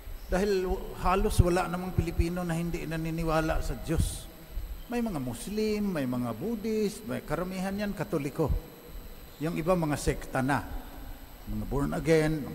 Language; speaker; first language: Filipino; non-native, local second language; Iloko